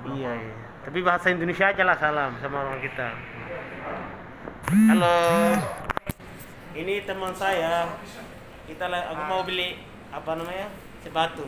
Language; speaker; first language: Indonesian; non-native, learner; Somali